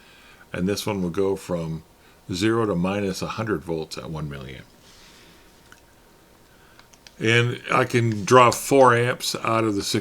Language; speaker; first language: English; native; English